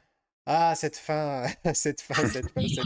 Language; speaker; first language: French; native; French